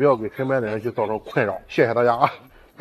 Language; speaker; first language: Chinese; native; Chinese